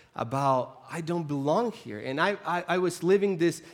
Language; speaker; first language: English; non-native, fluent; Spanish